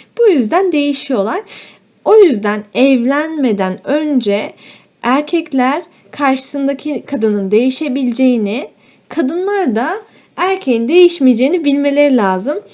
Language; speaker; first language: Turkish; native; Turkish